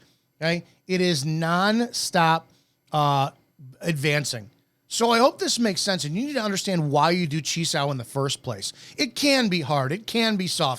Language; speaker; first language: English; native; English